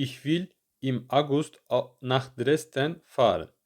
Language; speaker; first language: German; non-native, learner; Turkish